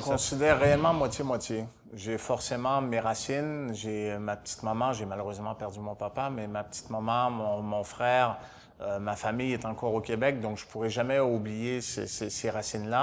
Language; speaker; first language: French; native; French